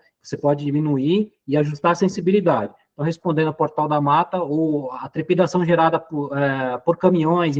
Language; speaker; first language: Portuguese; native; Portuguese